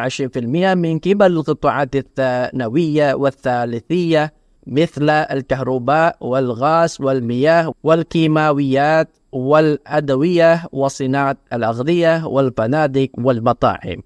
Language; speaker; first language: Arabic; non-native, fluent; Indonesian